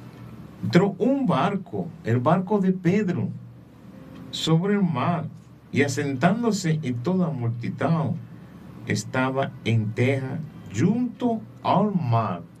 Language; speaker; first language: Spanish; non-native, learner; Portuguese